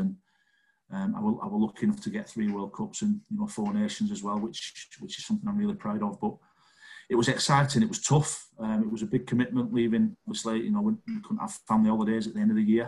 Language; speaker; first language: English; native; English